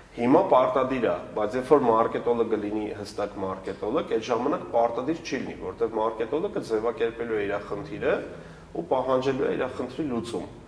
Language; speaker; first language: Armenian; native; Armenian